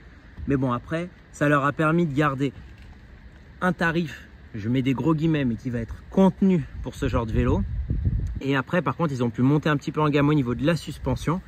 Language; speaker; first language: French; native; French